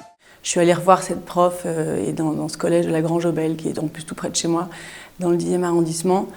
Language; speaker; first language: French; native; French